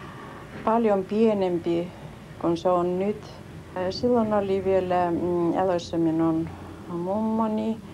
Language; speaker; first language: Finnish; early bilingual, heritage; Finnish